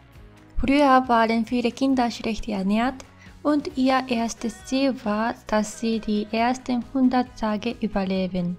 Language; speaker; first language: German; non-native, fluent; Japanese